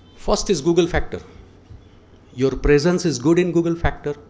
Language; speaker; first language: English; non-native, local second language; Gujarati